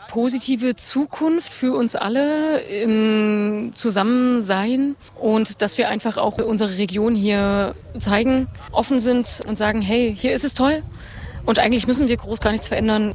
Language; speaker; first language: German; native; German